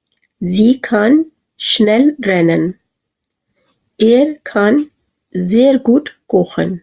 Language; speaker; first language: German; non-native, fluent; Urdu